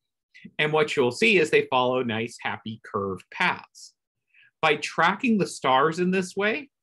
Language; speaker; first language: English; native; English